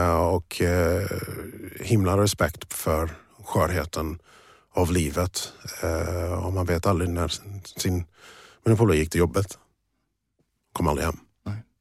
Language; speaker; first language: Swedish; early bilingual, other home language; English